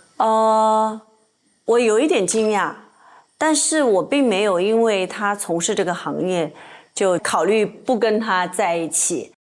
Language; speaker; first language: Chinese; native; Chinese